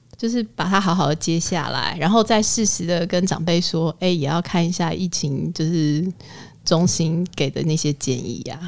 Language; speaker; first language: Chinese; native; Chinese